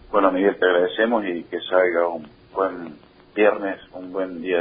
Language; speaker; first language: Spanish; native; Spanish